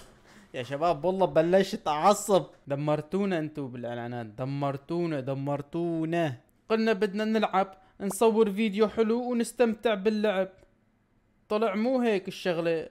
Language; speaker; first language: Arabic; native; Arabic